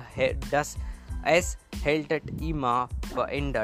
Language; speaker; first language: German; non-native, learner; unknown